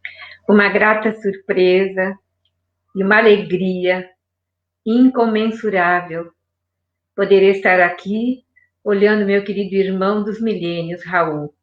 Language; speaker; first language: Portuguese; native; Portuguese